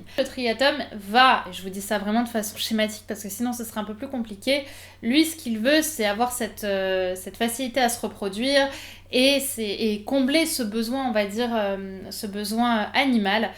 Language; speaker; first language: French; native; French